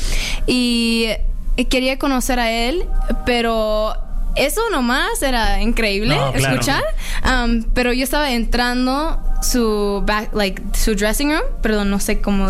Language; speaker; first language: Spanish; early bilingual, heritage; Spanish